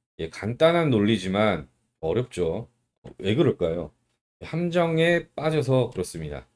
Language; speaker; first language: Korean; native; Korean